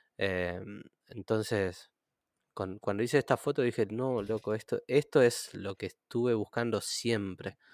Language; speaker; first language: Spanish; native; Spanish